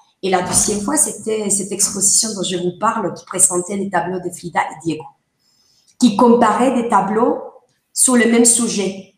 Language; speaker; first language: French; non-native, fluent; Spanish